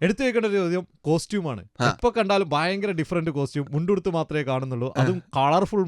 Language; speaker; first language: Malayalam; native; Malayalam